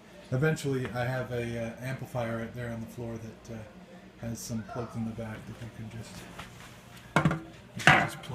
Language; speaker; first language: English; native; English